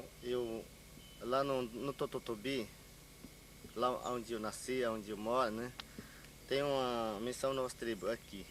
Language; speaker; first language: Portuguese; non-native, local second language; Yanomámi